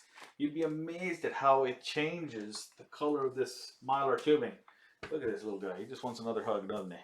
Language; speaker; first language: English; native; English